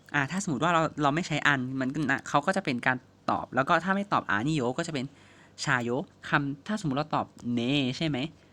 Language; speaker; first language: Thai; native; Thai